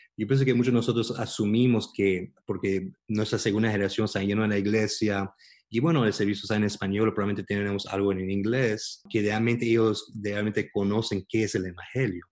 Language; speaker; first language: Spanish; early bilingual, heritage; Spanish